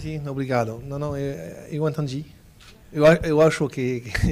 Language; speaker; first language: Portuguese; non-native, learner; French